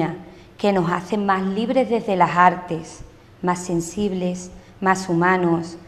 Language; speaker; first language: Spanish; native; Spanish